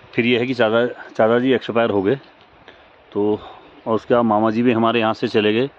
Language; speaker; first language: Hindi; native; Hindi